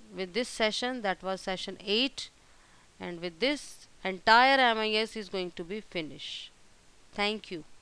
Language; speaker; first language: English; non-native, local second language; Hindi